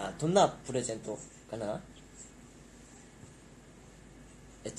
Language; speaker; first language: Japanese; non-native, learner; Korean